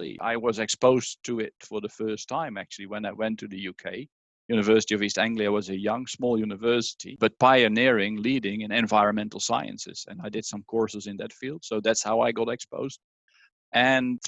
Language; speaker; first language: English; non-native, fluent; Dutch